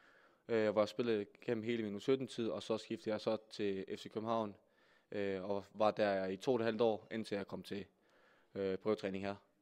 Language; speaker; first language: Danish; native; Danish